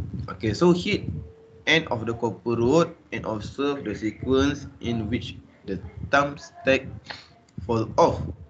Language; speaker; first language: English; non-native, local second language; Malay